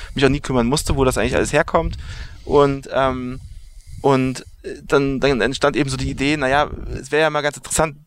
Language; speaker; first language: German; native; German